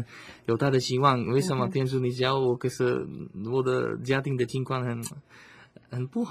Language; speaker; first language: Chinese; non-native, learner; Slovak